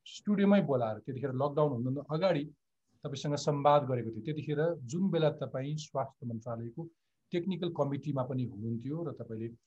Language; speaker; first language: Nepali; native; Nepali